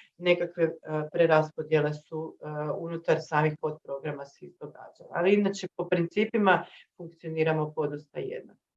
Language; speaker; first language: Croatian; native; Croatian